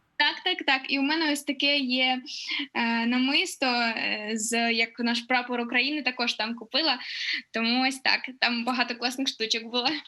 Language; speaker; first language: Ukrainian; non-native, local second language; Russian